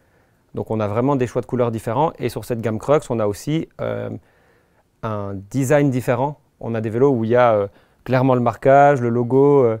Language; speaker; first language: French; native; French